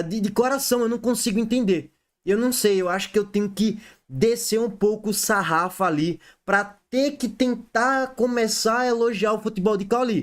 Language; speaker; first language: Portuguese; native; Portuguese